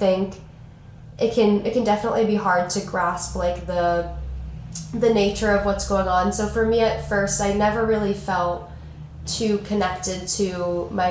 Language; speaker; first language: English; native; English